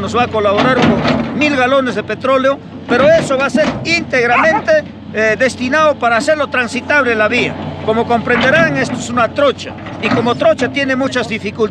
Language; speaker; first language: Spanish; native; Spanish